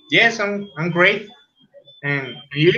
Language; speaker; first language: English; non-native, learner; Spanish